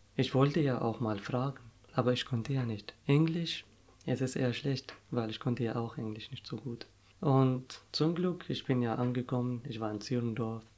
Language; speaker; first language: German; non-native, fluent; Arabic